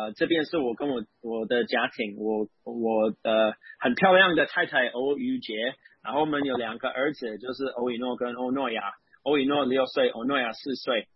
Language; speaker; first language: Chinese; non-native, fluent; English